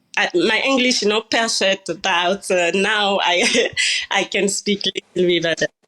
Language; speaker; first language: English; non-native, learner; French